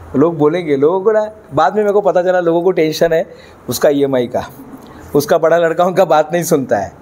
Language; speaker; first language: Hindi; non-native, local second language; Marathi